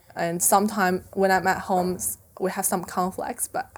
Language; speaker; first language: English; non-native, fluent; Chinese